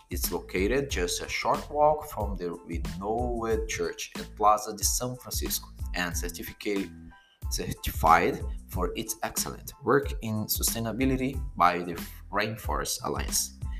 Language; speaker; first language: English; non-native, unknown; Portuguese